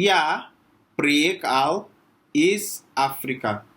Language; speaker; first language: Russian; non-native, learner; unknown